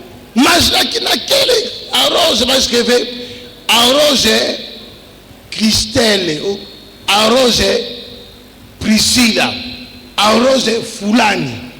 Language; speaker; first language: Portuguese; non-native, learner; Lingala